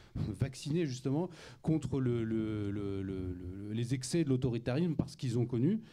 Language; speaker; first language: French; native; French